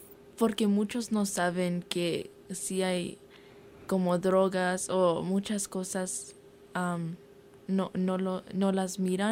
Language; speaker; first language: Spanish; early bilingual, heritage; Spanish